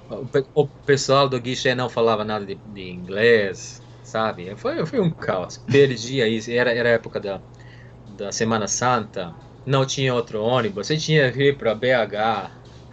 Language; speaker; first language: Portuguese; non-native, fluent; Serbian